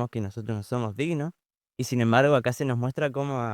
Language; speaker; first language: Spanish; native; Spanish